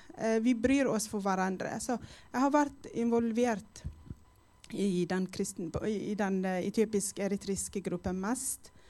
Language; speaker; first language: Norwegian; non-native, fluent; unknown